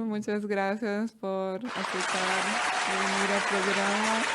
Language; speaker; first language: Spanish; non-native, fluent; Portuguese